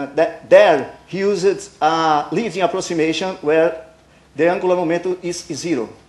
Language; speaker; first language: English; non-native, learner; Portuguese